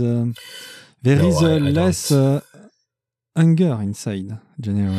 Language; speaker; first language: English; non-native, learner; French